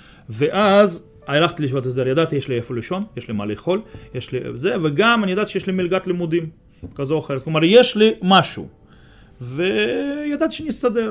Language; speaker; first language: Hebrew; non-native, fluent; Russian